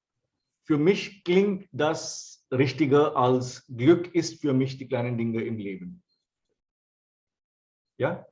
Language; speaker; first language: German; non-native, fluent; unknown